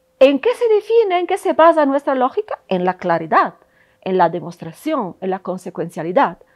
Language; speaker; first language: Spanish; non-native, fluent; Italian